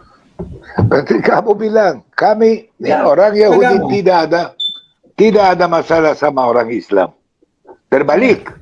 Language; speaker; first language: Indonesian; non-native, fluent; Hebrew